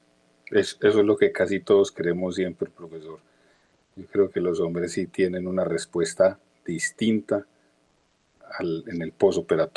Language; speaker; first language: Spanish; native; Spanish